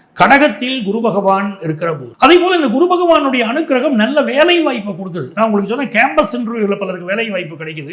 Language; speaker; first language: Tamil; native; Tamil